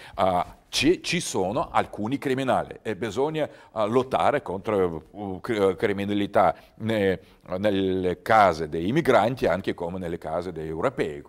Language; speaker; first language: Italian; non-native, learner; Russian